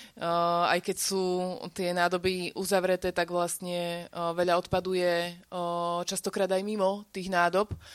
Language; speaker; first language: Slovak; native; Slovak